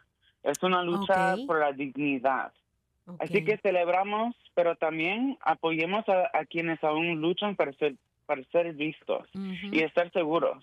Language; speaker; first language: Spanish; early bilingual, heritage; Spanish